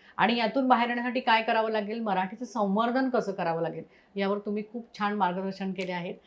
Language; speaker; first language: Marathi; native; Marathi